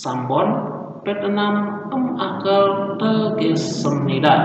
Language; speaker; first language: Korean; non-native, fluent; Indonesian